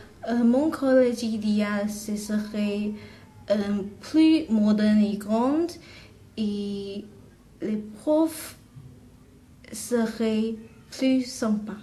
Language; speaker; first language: French; non-native, learner; English